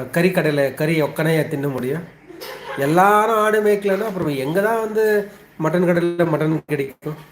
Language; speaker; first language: Tamil; non-native, local second language; Telugu